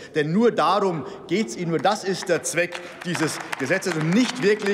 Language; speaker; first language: German; native; German